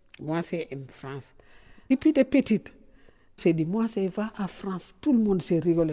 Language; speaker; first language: French; non-native, learner; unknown